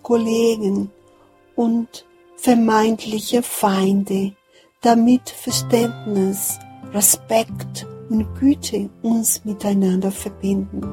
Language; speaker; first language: German; non-native, fluent; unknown